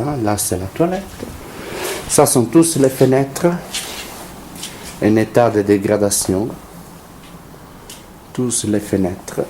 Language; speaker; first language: French; non-native, learner; Italian